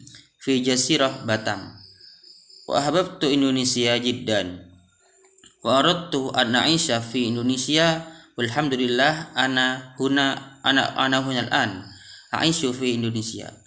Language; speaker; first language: Arabic; non-native, learner; Indonesian